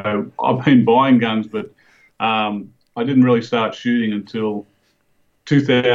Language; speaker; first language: English; native; English